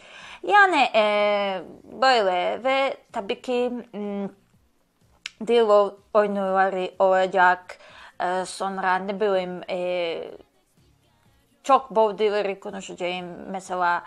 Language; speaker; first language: Turkish; non-native, learner; Bosnian